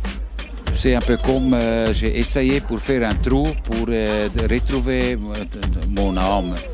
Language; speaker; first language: French; non-native, fluent; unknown